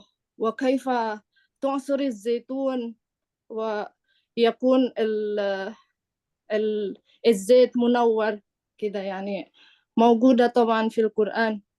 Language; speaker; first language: Arabic; non-native, learner; Indonesian